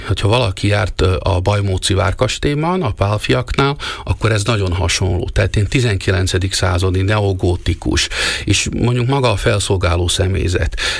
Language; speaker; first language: Hungarian; native; Hungarian